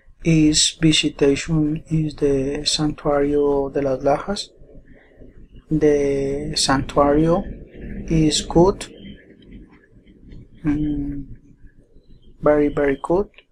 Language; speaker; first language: English; non-native, learner; Spanish